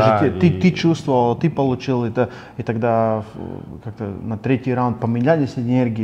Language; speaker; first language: Russian; non-native, learner; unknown